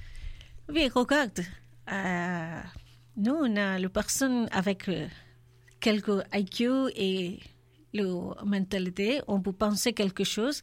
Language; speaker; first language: French; non-native, learner; Urdu